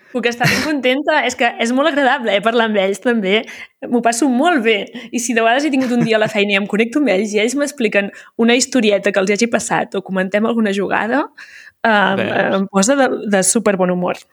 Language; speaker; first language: Catalan; native; Catalan